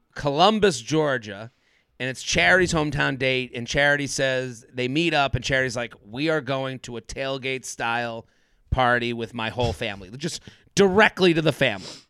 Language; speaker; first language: English; native; English